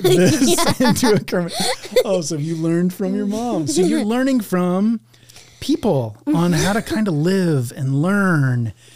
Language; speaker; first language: English; native; English